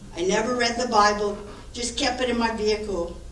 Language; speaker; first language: English; native; English